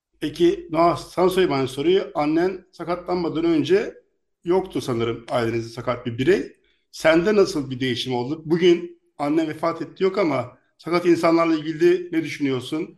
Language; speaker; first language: Turkish; native; Turkish